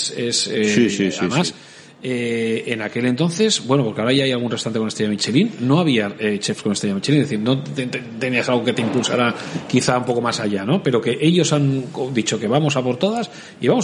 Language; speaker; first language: Spanish; native; Spanish